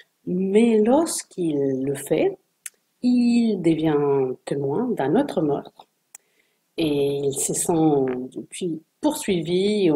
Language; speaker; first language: French; non-native, fluent; Spanish